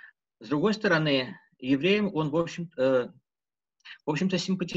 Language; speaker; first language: Russian; native; Russian